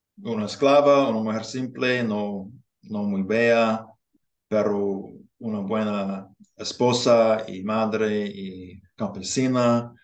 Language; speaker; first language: Spanish; non-native, learner; English